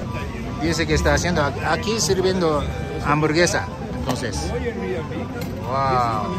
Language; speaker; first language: Spanish; non-native, learner; Japanese